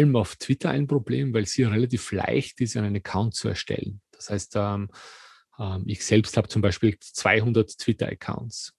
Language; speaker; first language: German; native; German